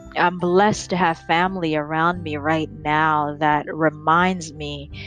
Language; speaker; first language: English; early bilingual, other home language; Rundi